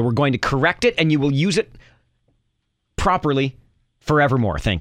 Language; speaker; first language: English; native; English